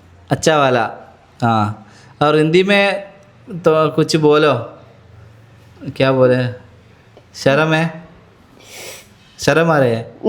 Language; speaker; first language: Hindi; non-native, local second language; Malayalam